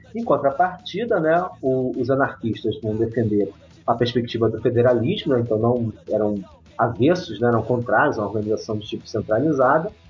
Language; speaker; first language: Portuguese; native; Portuguese